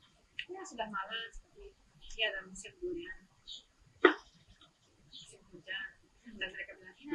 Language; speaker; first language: Indonesian; non-native, learner; Russian